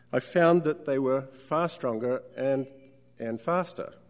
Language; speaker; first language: English; native; English